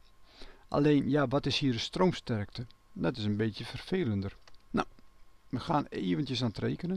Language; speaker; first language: Dutch; native; Dutch